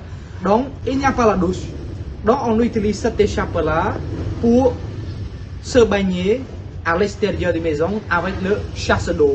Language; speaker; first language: French; non-native, fluent; Khmer